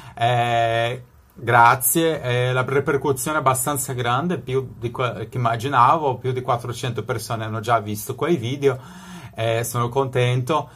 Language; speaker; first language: Italian; non-native, fluent; Spanish